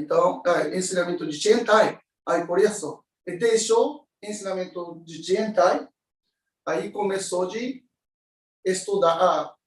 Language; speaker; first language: Portuguese; non-native, learner; Japanese